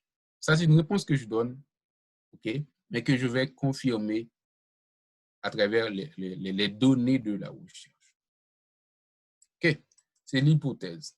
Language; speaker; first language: French; non-native, local second language; Haitian Creole